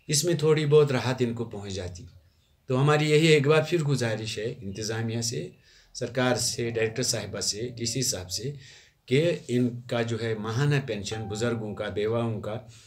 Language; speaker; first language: Hindi; non-native, local second language; Kashmiri